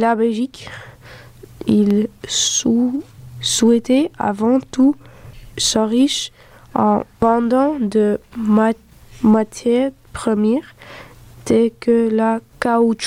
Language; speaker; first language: French; early bilingual, other home language; Dutch